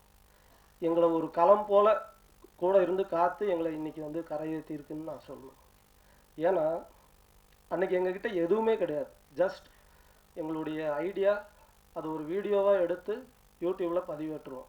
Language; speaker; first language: Tamil; native; Tamil